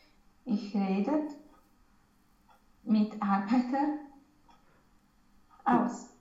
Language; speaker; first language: German; non-native, learner; Romanian